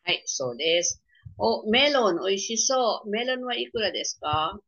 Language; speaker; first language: Japanese; non-native, fluent; Filipino